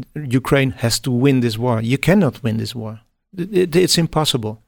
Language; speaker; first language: English; non-native, fluent; Dutch